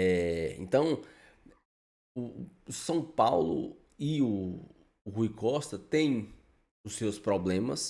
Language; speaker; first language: Portuguese; native; Portuguese